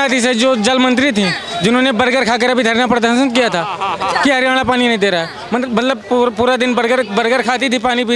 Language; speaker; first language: Hindi; native; Hindi